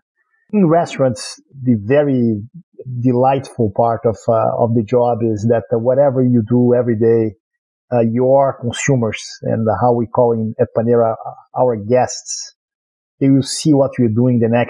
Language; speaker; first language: English; non-native, fluent; Portuguese